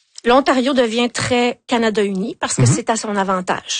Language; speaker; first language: French; native; French